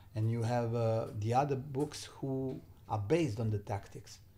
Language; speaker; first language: English; non-native, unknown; Serbian